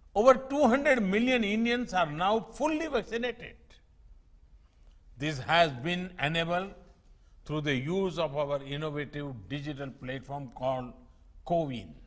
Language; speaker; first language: English; non-native, local second language; Gujarati